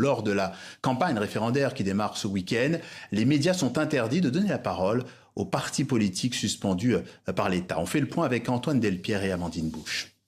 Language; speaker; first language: French; native; French